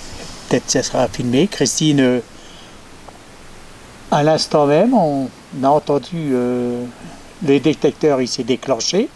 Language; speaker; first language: French; native; French